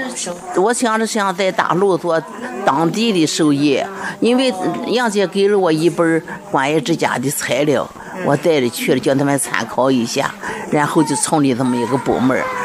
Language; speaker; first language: Chinese; native; Chinese